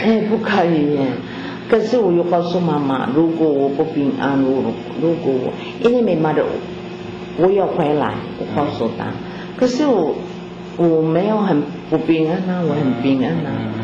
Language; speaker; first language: Chinese; non-native, learner; Filipino